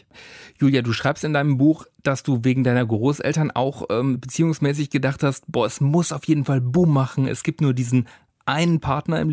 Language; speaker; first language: German; native; German